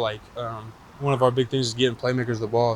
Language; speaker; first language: English; native; English